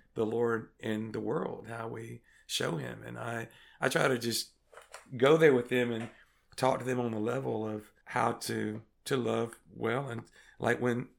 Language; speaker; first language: English; native; English